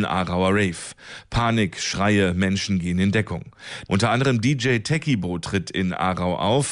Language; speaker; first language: German; native; German